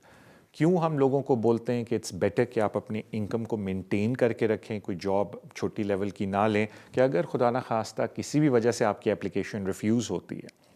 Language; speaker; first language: Urdu; native; Urdu